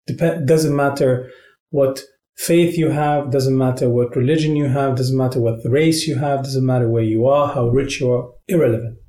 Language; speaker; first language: English; non-native, fluent; Arabic